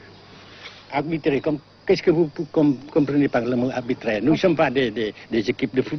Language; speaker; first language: French; non-native, local second language; Vietnamese